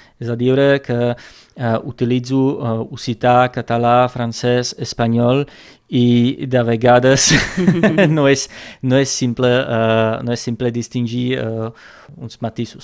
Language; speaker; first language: Catalan; non-native, fluent; Czech